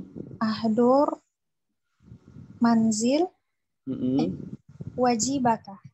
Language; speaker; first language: Arabic; non-native, learner; Indonesian